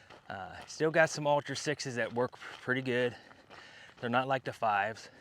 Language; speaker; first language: English; native; English